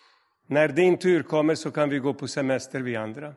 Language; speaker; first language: Swedish; non-native, fluent; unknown